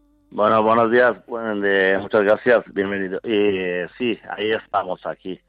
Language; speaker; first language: Spanish; non-native, learner; Bangla